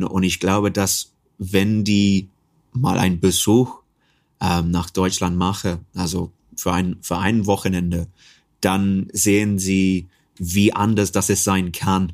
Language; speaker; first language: German; non-native, fluent; English